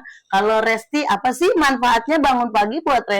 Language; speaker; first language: Indonesian; native; Indonesian